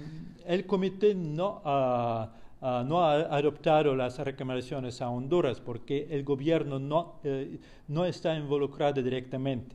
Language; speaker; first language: Spanish; non-native, fluent; Russian